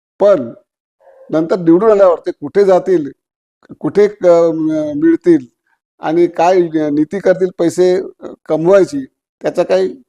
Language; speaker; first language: Marathi; native; Marathi